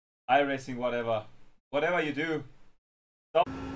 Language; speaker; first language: English; non-native, fluent; German